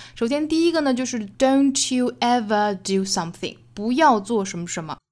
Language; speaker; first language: Chinese; native; Chinese